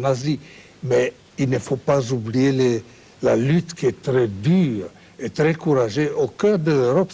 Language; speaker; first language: French; non-native, fluent; Czech